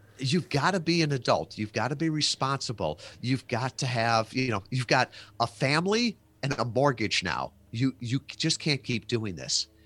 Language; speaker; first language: English; native; English